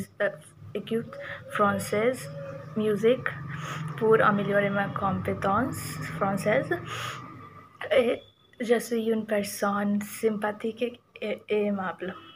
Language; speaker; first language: French; non-native, learner; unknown